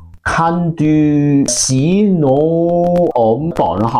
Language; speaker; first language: Norwegian; non-native, learner; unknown